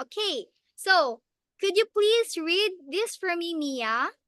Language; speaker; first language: English; non-native, local second language; Filipino